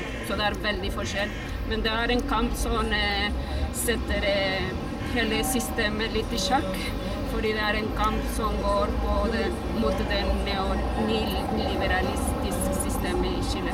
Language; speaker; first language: Norwegian; non-native, fluent; Spanish